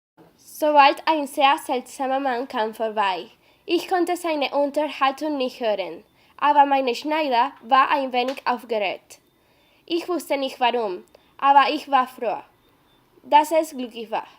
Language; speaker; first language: German; non-native, learner; Spanish